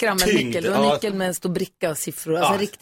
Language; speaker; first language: Swedish; native; Swedish